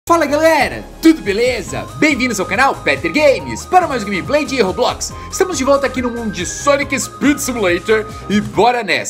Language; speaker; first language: Portuguese; native; Portuguese